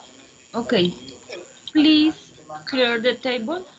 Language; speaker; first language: English; non-native, learner; Spanish